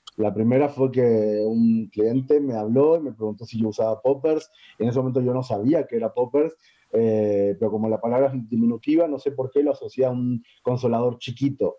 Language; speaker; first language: Spanish; native; Spanish